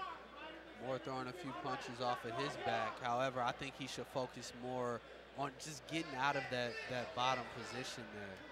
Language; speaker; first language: English; native; English